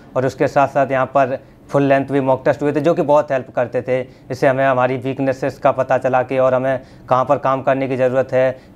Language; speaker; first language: Hindi; native; Hindi